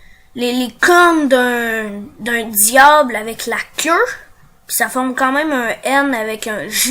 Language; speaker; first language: French; native; French